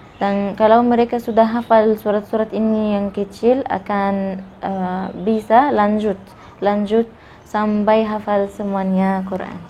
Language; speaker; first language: Indonesian; non-native, fluent; Arabic